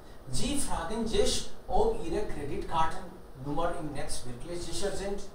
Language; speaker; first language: German; non-native, learner; Hindi